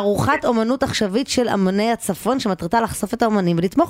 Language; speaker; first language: Hebrew; native; Hebrew